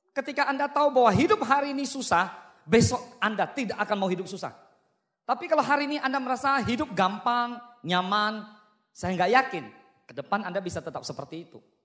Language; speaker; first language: Indonesian; native; Indonesian